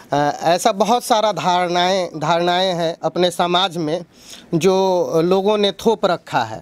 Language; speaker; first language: Hindi; native; Hindi